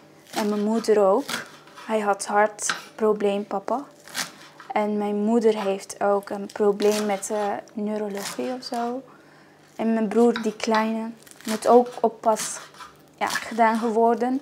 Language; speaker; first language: Dutch; non-native, learner; Arabic